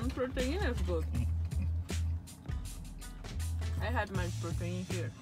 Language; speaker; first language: English; non-native, learner; Spanish